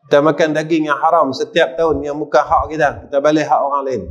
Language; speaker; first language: Malay; native; Malay